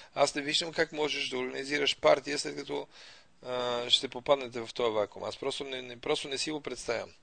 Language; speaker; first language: Bulgarian; native; Bulgarian